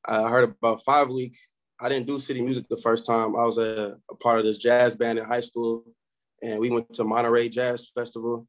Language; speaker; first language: English; native; English